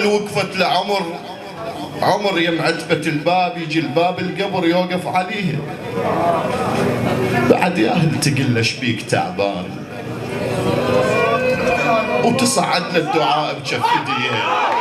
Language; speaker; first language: Arabic; native; Arabic